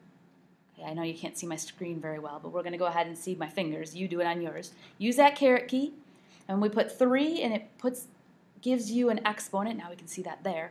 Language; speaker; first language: English; native; English